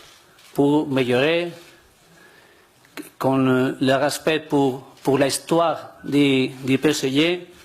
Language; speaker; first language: French; non-native, learner; Spanish